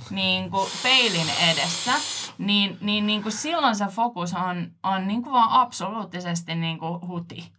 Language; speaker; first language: Finnish; non-native, fluent; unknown